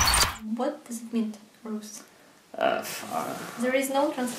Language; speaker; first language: English; non-native, learner; Russian